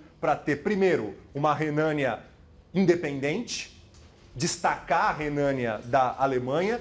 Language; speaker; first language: Portuguese; native; Portuguese